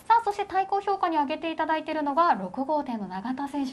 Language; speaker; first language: Japanese; native; Japanese